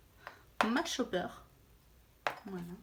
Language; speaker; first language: French; native; French